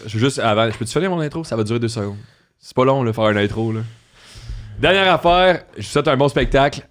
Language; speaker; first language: French; native; French